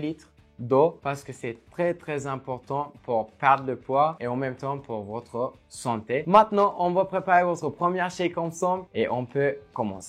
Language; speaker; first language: French; non-native, fluent; Turkish